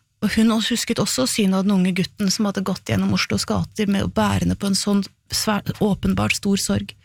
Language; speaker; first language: Norwegian; native; Norwegian